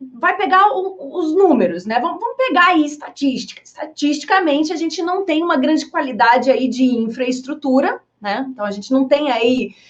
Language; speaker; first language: Portuguese; early bilingual, other home language; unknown